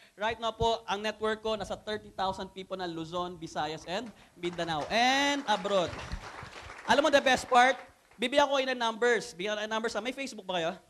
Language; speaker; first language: Filipino; non-native, local second language; Cebuano